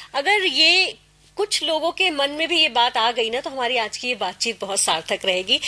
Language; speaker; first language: Hindi; native; Hindi